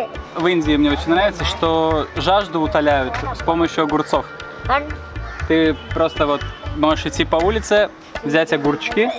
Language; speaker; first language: Russian; native; Russian